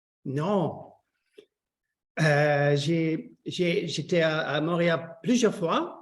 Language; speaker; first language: French; non-native, learner; Dutch